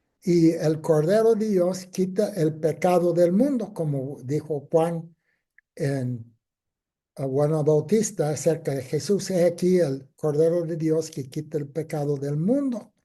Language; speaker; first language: Spanish; non-native, fluent; English